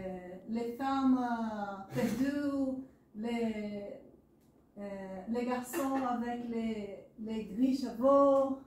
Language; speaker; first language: French; non-native, learner; Portuguese